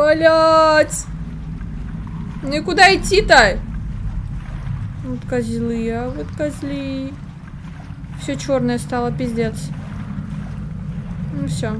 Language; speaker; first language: Russian; native; Russian